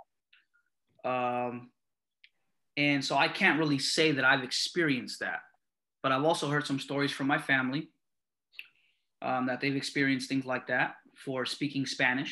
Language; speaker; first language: English; native; English